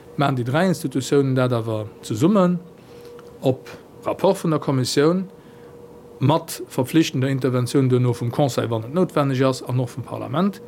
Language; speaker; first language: Luxembourgish; native; Luxembourgish